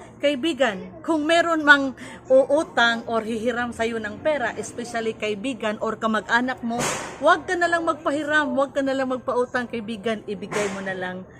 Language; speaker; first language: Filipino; non-native, local second language; Cebuano